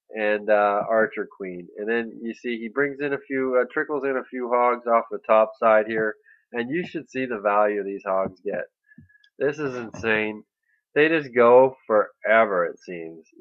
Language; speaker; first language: English; native; English